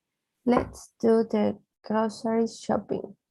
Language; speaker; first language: English; non-native, learner; Portuguese